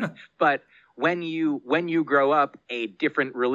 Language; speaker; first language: English; native; English